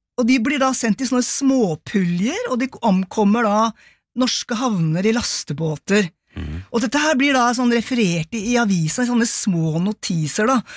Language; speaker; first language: Norwegian; native; Norwegian